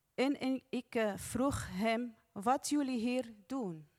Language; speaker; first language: Dutch; non-native, fluent; Arabic